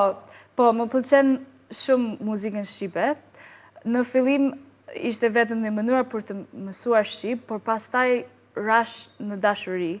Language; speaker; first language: Albanian; non-native, learner; English